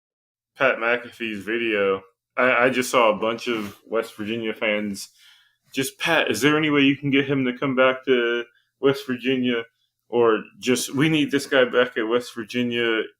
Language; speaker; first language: English; native; English